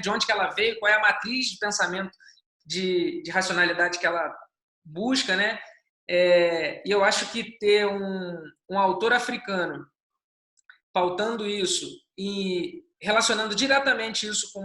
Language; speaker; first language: Portuguese; native; Portuguese